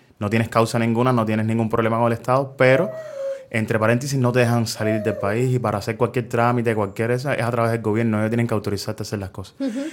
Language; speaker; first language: Spanish; native; Spanish